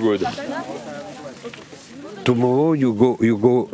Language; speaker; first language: English; non-native, learner; French